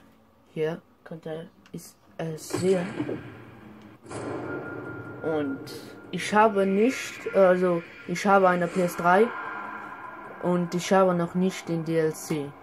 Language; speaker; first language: German; non-native, learner; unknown